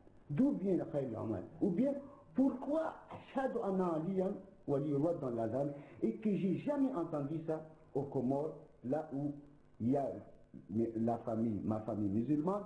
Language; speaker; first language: French; non-native, local second language; Ngazidja Comorian